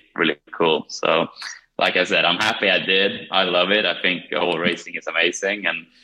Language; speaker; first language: English; non-native, fluent; Swedish